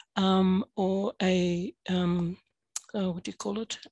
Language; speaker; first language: English; native; English